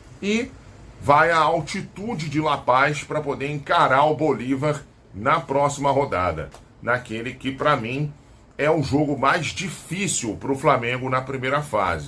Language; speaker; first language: Portuguese; native; Portuguese